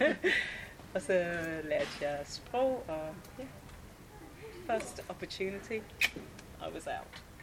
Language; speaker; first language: Danish; non-native, fluent; English